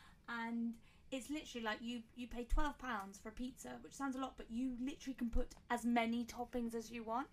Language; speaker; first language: English; native; English